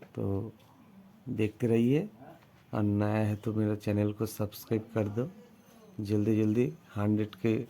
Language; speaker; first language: Hindi; non-native, local second language; Bangla